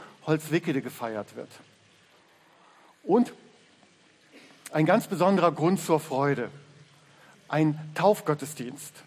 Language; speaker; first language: German; native; German